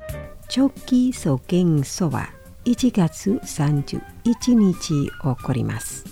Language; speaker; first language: Japanese; non-native, fluent; Indonesian